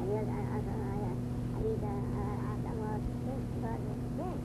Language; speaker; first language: Hebrew; non-native, fluent; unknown